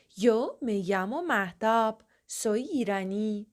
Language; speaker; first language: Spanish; non-native, fluent; Persian